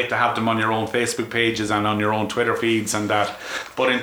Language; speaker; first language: English; native; English